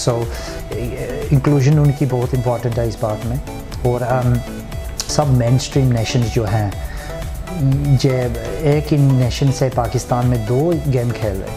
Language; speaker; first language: Hindi; early bilingual, heritage; Hindi